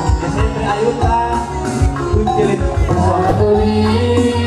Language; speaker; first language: Italian; non-native, learner; Indonesian